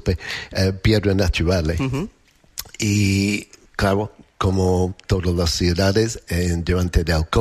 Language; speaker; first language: Spanish; non-native, learner; English